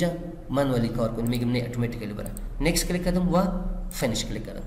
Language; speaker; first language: Persian; non-native, local second language; Pashto